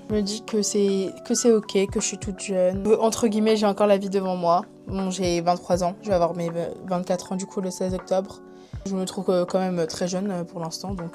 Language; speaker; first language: French; early bilingual, other home language; Spanish